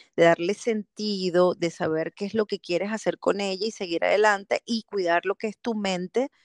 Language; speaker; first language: Spanish; native; Spanish